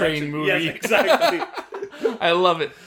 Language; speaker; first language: English; native; English